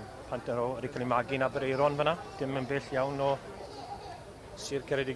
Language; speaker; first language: Welsh; native; Welsh